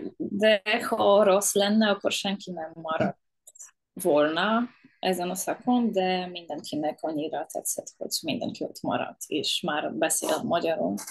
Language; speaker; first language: Hungarian; non-native, fluent; Polish